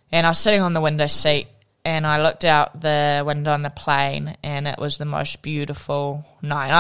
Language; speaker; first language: English; native; English